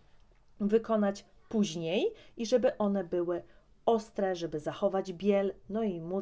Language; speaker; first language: Polish; native; Polish